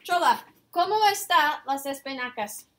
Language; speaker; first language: Spanish; non-native, fluent; English